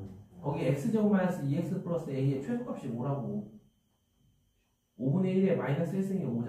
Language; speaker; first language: Korean; native; Korean